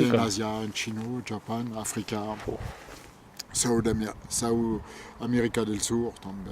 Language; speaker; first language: Spanish; non-native, learner; French